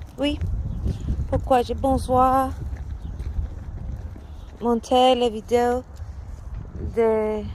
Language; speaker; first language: French; non-native, learner; Spanish